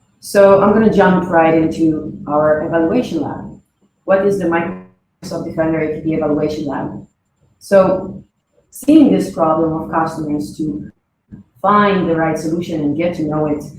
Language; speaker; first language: English; non-native, fluent; Hebrew